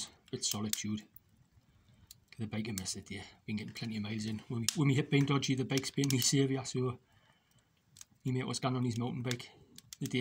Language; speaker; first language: English; native; English